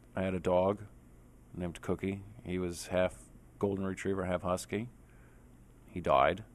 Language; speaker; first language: English; native; English